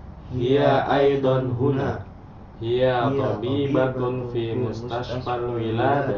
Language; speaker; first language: Arabic; non-native, learner; Indonesian